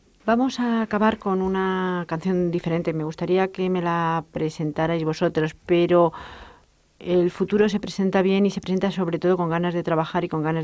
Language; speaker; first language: Spanish; native; Spanish